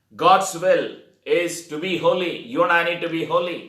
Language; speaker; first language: English; non-native, local second language; Telugu